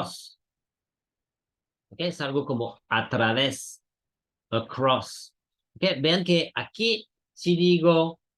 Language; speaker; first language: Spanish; non-native, fluent; French